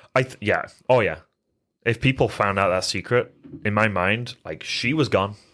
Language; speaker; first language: English; native; English